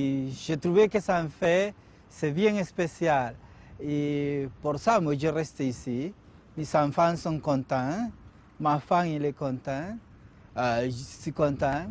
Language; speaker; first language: French; non-native, learner; Spanish